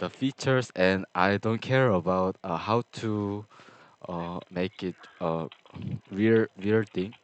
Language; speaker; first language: English; non-native, learner; Korean